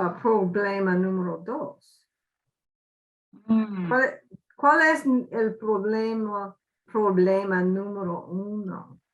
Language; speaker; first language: Spanish; non-native, learner; English